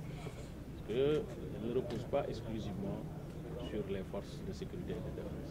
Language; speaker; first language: French; non-native, local second language; Wolof